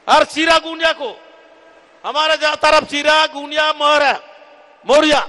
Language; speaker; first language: Hindi; native; Hindi